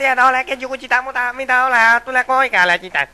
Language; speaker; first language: Finnish; non-native, learner; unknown